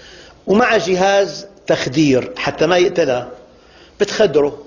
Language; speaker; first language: Arabic; native; Arabic